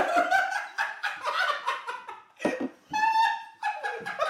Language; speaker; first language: English; non-native, fluent; Finnish